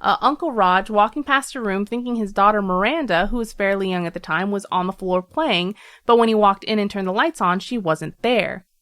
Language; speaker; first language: English; native; English